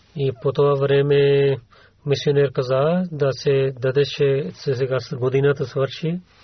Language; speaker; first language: Bulgarian; non-native, learner; Urdu